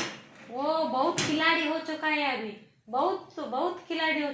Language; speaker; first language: Hindi; non-native, local second language; Kannada